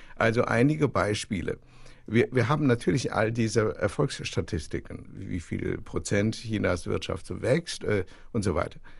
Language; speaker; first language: German; non-native, fluent; Chinese